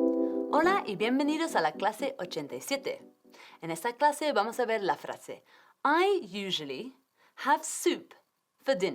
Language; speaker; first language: Spanish; non-native, fluent; English